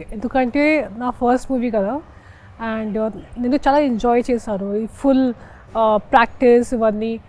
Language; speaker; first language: Telugu; non-native, local second language; Hindi